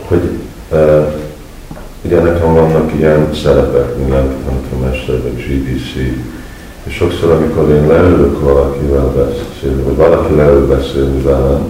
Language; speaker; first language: Hungarian; early bilingual, heritage; Hungarian